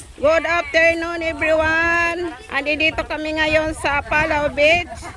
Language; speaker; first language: Filipino; non-native, local second language; Waray